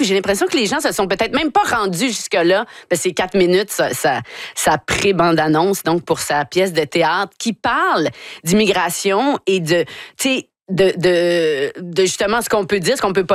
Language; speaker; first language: French; native; French